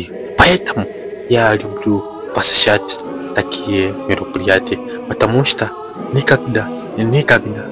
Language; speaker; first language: Russian; non-native, learner; Bemba